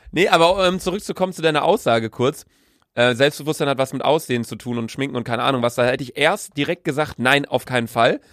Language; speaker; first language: German; native; German